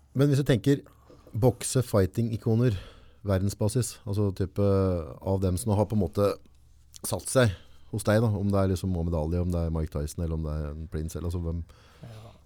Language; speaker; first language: Norwegian; native; Norwegian